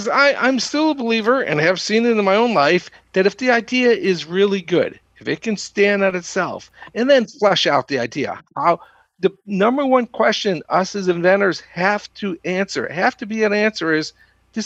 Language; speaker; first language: English; native; English